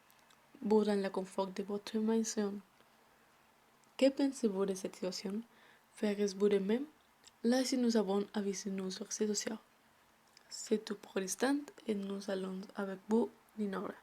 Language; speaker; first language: French; non-native, learner; Spanish